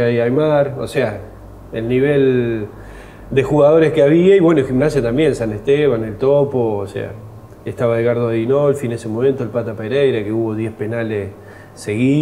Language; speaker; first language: Spanish; native; Spanish